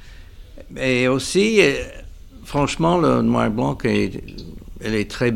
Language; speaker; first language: French; non-native, fluent; English